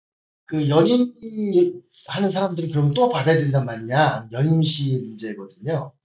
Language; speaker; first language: Korean; native; Korean